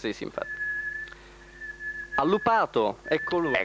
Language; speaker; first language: Italian; native; Italian